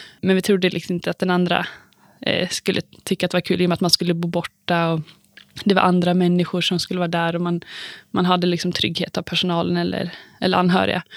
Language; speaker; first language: Swedish; native; Swedish